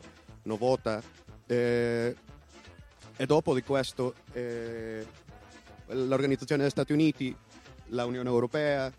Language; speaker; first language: Italian; non-native, learner; Spanish